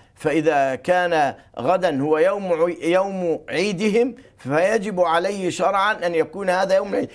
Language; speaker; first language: Arabic; native; Arabic